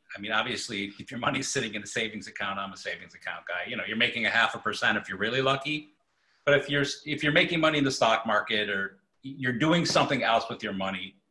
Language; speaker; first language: English; native; English